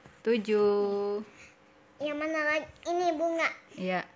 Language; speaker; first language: Indonesian; native; Indonesian